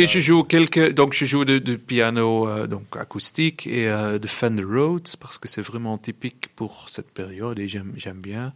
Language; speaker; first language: French; non-native, local second language; Dutch